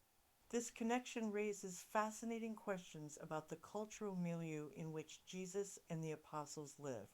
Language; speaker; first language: English; native; English